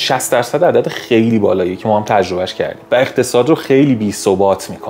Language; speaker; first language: Persian; native; Persian